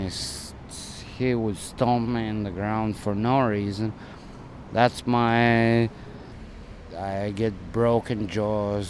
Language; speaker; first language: English; non-native, fluent; Croatian